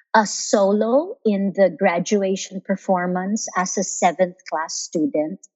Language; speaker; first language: English; non-native, local second language; Filipino